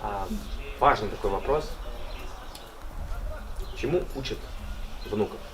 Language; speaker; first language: Russian; native; Russian